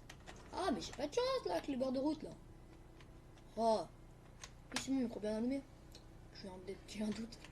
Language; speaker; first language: French; native; French